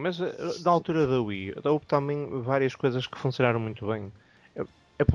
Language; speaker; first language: Portuguese; native; Portuguese